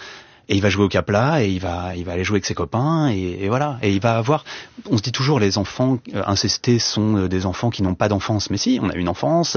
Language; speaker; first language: French; native; French